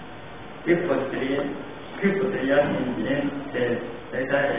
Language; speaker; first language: Catalan; non-native, learner; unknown